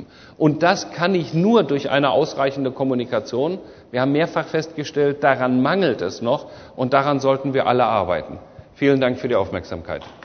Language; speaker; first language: German; native; German